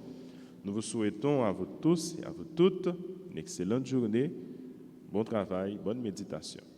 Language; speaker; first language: French; non-native, local second language; Haitian Creole